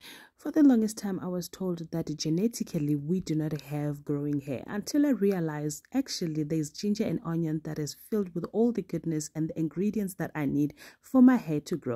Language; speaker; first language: English; non-native, local second language; Zulu